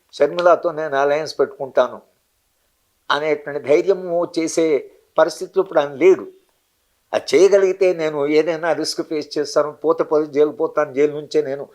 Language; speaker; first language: Telugu; native; Telugu